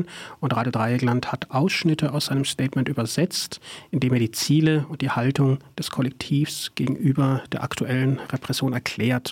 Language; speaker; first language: German; native; German